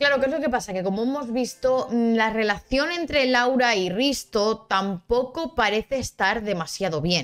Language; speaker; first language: Spanish; native; Spanish